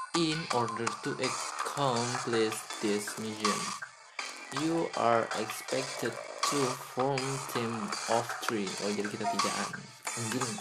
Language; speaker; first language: English; non-native, learner; Indonesian